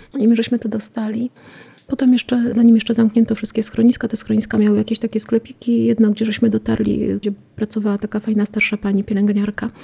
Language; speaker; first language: Polish; native; Polish